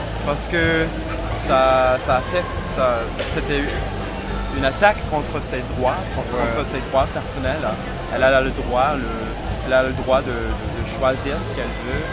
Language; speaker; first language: French; non-native, fluent; English